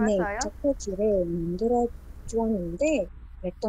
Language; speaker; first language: Korean; non-native, learner; Indonesian